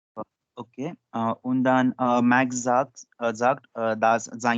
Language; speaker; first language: German; non-native, learner; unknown